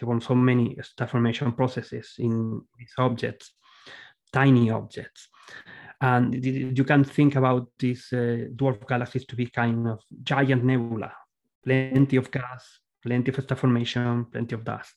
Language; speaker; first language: English; non-native, fluent; Spanish